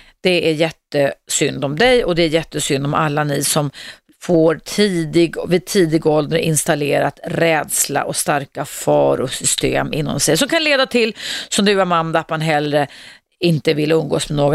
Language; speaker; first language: Swedish; native; Swedish